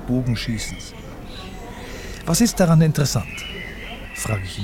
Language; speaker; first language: German; native; German